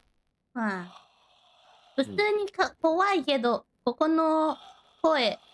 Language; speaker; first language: Japanese; non-native, learner; Thai